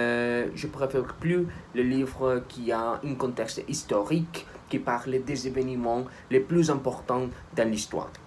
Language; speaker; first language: French; non-native, learner; Spanish